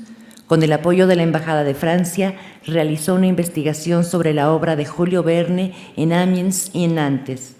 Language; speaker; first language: Spanish; native; Spanish